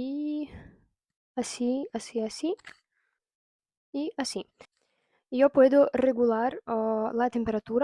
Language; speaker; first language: Spanish; non-native, fluent; Russian